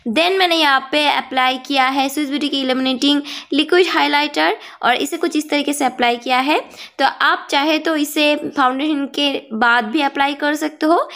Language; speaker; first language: Hindi; non-native, local second language; Bangla